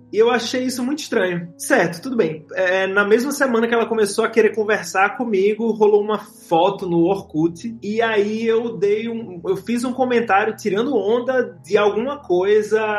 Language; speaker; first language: Portuguese; native; Portuguese